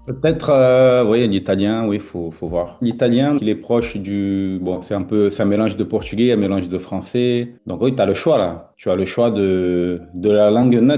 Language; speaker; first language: French; non-native, fluent; Portuguese